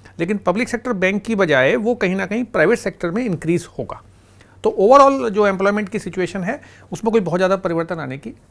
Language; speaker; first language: Hindi; native; Hindi